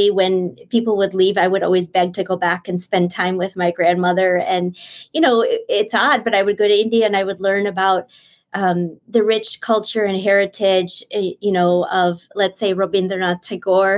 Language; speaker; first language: English; early bilingual, other home language; Bangla